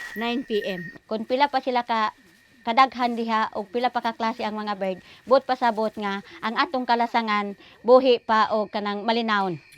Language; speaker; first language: Cebuano; non-native, local second language; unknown